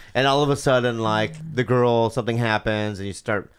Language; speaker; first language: English; native; English